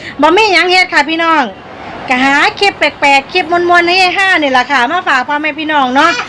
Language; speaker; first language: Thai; non-native, local second language; Northeastern Thai